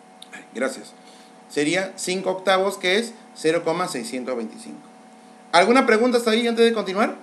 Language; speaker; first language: Spanish; native; Spanish